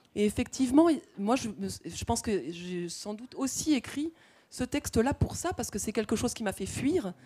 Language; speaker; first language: French; native; French